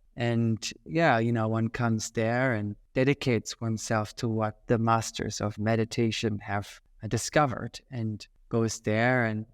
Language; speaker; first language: English; non-native, fluent; German